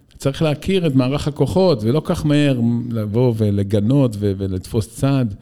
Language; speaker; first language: Hebrew; native; Hebrew